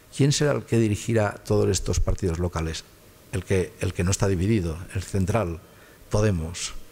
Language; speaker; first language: Spanish; native; Spanish